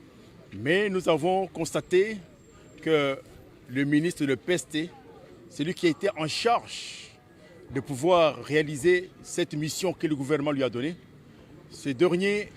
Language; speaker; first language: French; non-native, local second language; Lingala